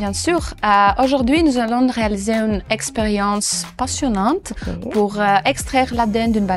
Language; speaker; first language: French; non-native, local second language; Dutch